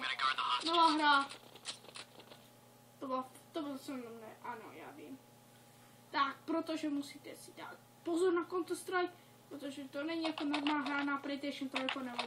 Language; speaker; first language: Czech; non-native, learner; Slovak